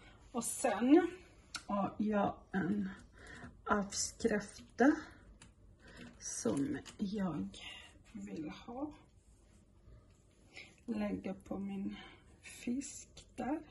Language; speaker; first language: Swedish; non-native, local second language; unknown